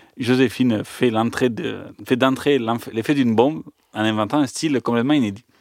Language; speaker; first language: French; native; French